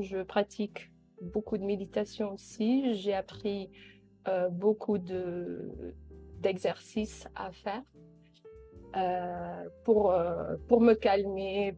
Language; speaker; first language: French; non-native, local second language; Dutch